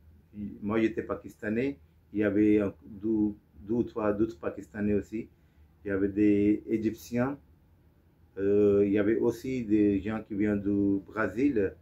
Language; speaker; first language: French; non-native, fluent; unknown